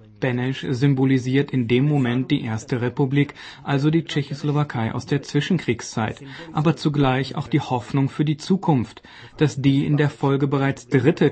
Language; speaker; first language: German; native; German